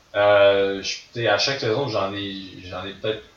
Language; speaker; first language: French; native; French